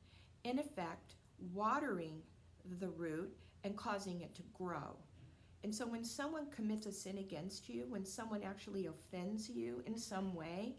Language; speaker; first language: English; native; English